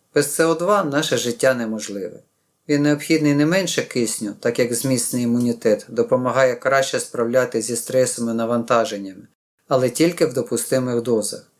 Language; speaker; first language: Ukrainian; non-native, local second language; Russian